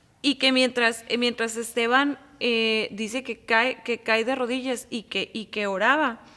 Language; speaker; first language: Spanish; native; Spanish